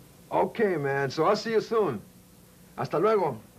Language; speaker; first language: English; early bilingual, other home language; Spanish